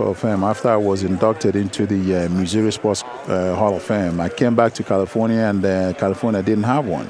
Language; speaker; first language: English; non-native, local second language; Igbo